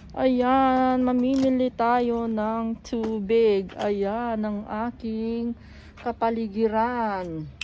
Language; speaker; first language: Filipino; native; Filipino